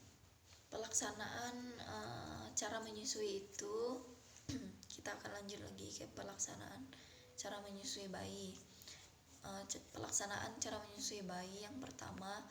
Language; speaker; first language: Indonesian; native; Indonesian